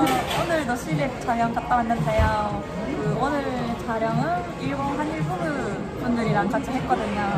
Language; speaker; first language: Korean; non-native, fluent; Japanese